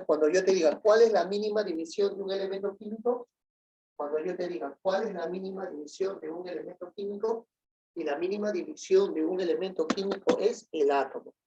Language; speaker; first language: Spanish; native; Spanish